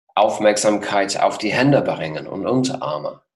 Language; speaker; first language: German; non-native, fluent; English